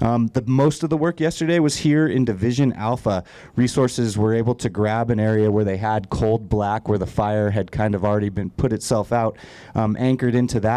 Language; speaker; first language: English; native; English